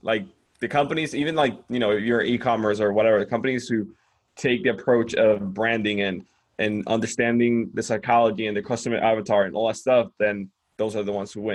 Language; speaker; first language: English; non-native, fluent; Spanish